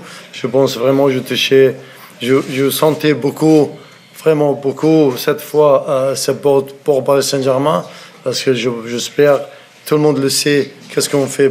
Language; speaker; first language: French; non-native, learner; Arabic